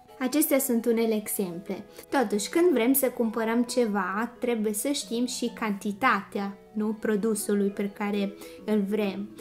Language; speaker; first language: Romanian; non-native, fluent; Italian